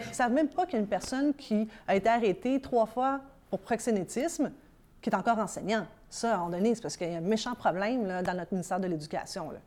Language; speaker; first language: French; early bilingual, other home language; Arabic